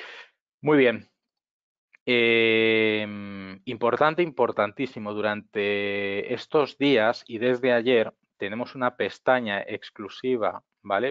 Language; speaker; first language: Spanish; native; Spanish